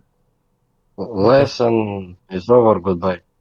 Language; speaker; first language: English; non-native, learner; Russian